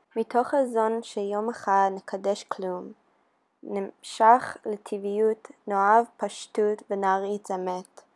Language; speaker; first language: Hebrew; early bilingual, heritage; Hebrew